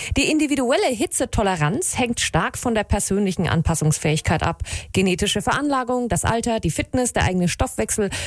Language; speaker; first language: German; native; German